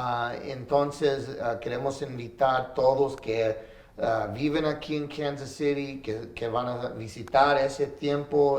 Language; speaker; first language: Spanish; early bilingual, heritage; English